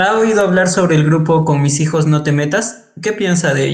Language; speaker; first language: Spanish; native; Spanish